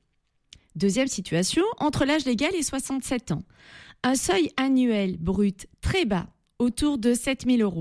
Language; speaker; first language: French; native; French